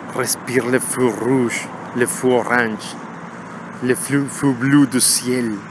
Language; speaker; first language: French; non-native, learner; Spanish